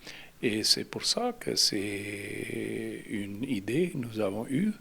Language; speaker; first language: French; non-native, fluent; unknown